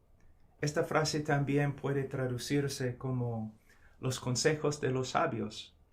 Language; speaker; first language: Spanish; non-native, fluent; English